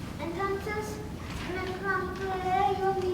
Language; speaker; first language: Spanish; non-native, learner; English